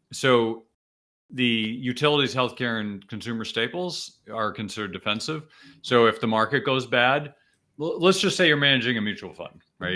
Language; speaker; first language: English; native; English